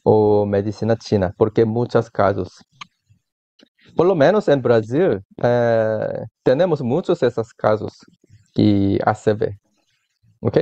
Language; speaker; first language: Spanish; non-native, learner; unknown